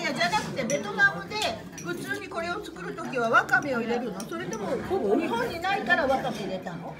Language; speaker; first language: Japanese; native; Japanese